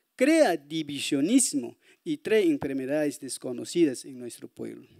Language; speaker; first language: Spanish; native; Spanish